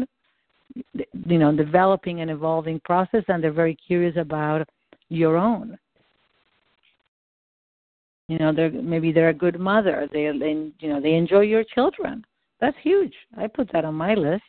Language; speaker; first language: English; non-native, fluent; Spanish